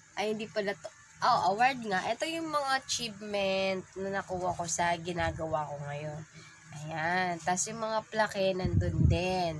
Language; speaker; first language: Filipino; non-native, local second language; Bikol